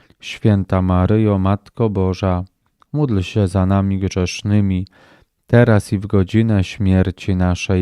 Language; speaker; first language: Polish; native; Polish